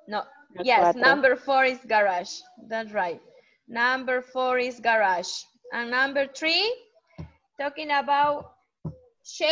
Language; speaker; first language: English; non-native, fluent; Spanish